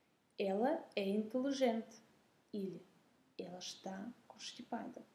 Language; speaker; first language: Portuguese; non-native, fluent; Russian